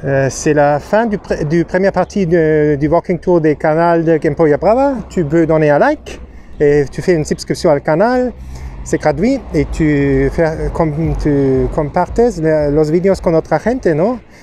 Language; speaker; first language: French; non-native, learner; German